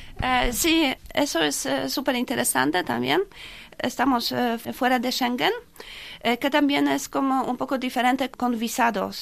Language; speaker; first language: Spanish; non-native, fluent; Polish